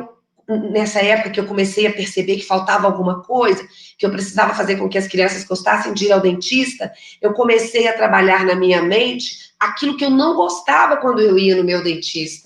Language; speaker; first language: Portuguese; native; Portuguese